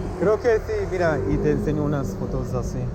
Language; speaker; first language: Spanish; non-native, fluent; English